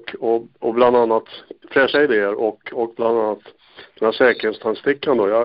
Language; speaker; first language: Swedish; native; Swedish